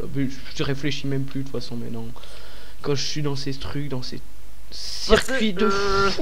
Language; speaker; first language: French; native; French